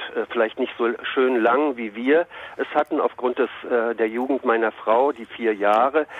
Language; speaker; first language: German; native; German